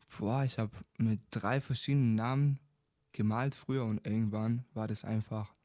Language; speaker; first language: German; non-native, fluent; Romanian